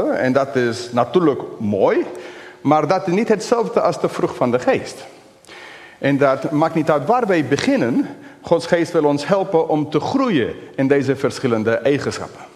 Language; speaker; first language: Dutch; non-native, fluent; English